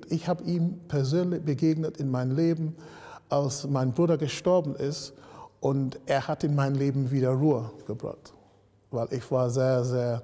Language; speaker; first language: German; non-native, fluent; English